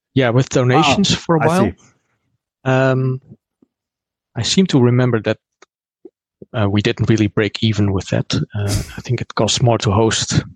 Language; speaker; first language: English; non-native, fluent; Dutch